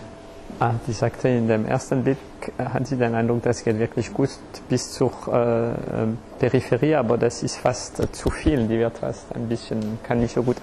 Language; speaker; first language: German; non-native, fluent; French